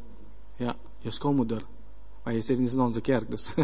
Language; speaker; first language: Dutch; non-native, learner; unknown